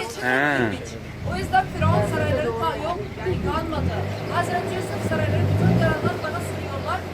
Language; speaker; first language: Turkish; non-native, learner; Arabic